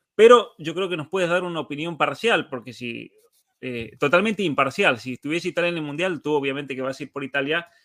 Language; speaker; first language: Spanish; native; Spanish